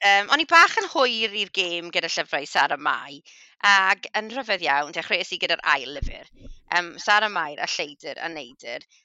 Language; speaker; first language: Welsh; native; Welsh